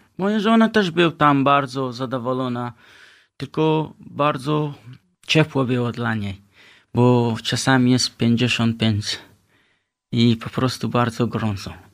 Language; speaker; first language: Polish; non-native, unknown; Kurdish